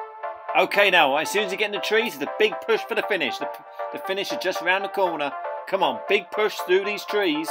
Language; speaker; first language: English; native; English